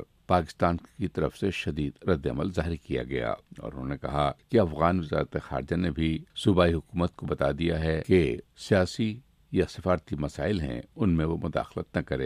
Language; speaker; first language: Urdu; native; Urdu